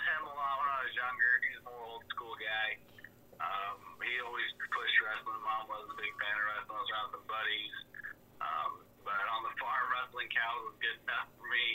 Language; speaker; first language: English; native; English